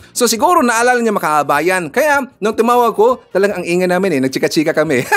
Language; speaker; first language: Filipino; non-native, local second language; Cebuano